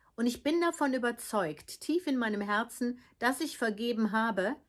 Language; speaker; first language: German; early bilingual, heritage; Dutch